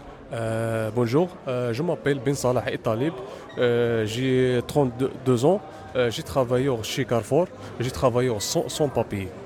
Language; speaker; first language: French; non-native, learner; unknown